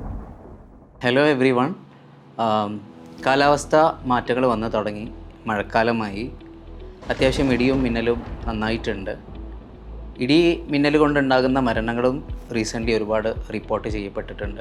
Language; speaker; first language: Malayalam; native; Malayalam